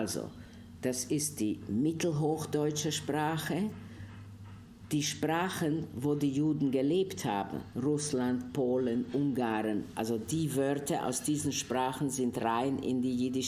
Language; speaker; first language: German; non-native, fluent; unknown